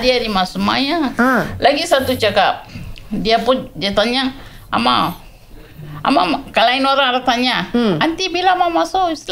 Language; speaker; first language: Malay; non-native, local second language; Tamil